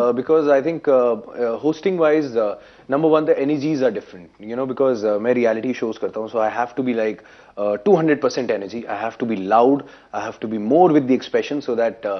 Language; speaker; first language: Hindi; native; Hindi